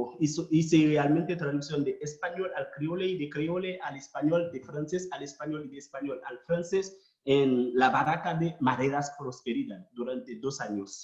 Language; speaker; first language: Spanish; non-native, fluent; Haitian Creole